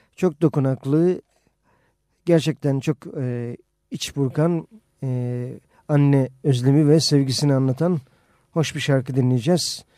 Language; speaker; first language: Turkish; native; Turkish